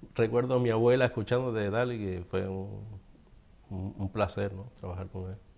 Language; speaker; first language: Spanish; native; Spanish